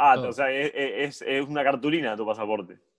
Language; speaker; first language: Spanish; native; Spanish